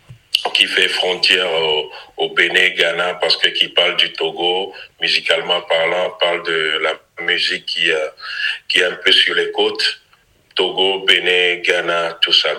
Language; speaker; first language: French; non-native, local second language; Ewe